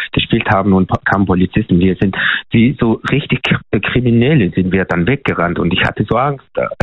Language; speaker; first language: German; non-native, fluent; Mongolian